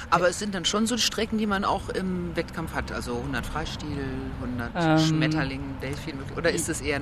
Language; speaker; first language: German; native; German